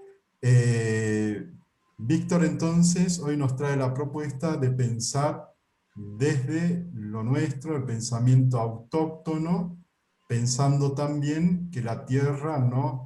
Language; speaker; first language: Spanish; native; Spanish